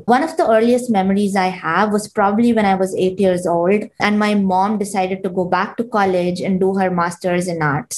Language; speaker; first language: English; non-native, local second language; Kannada